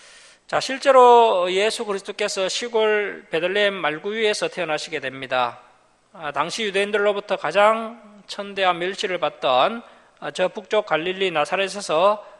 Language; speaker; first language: Korean; native; Korean